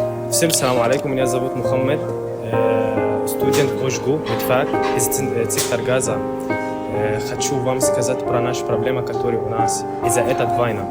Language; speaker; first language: Russian; non-native, learner; Arabic